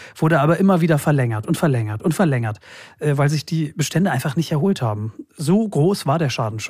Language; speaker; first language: German; native; German